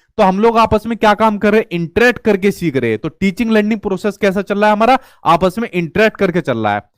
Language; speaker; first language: Hindi; native; Hindi